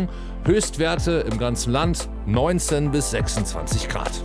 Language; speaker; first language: German; native; German